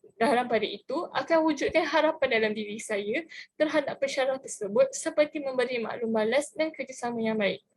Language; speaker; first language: Malay; native; Malay